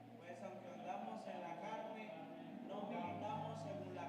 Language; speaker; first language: Spanish; native; Spanish